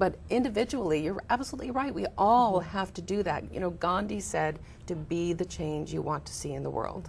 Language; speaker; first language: English; native; English